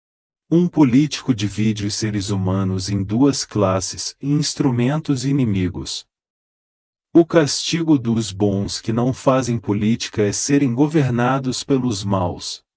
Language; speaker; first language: Portuguese; native; Portuguese